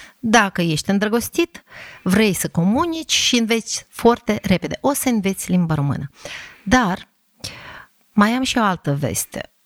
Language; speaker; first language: Romanian; non-native, fluent; Russian